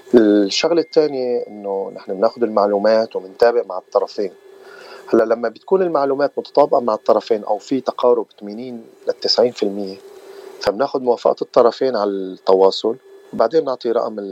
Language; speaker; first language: Arabic; native; Arabic